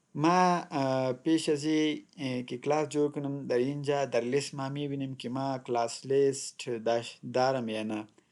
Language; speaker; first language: Persian; non-native, local second language; Pashto